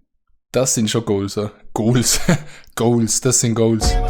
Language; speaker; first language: German; native; German